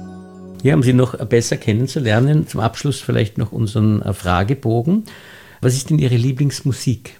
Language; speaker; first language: German; native; German